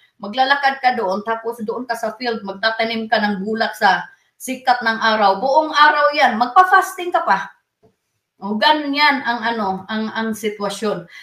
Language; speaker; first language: Filipino; non-native, local second language; Cebuano